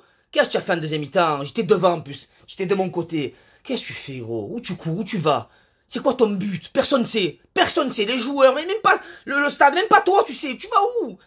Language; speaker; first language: French; native; French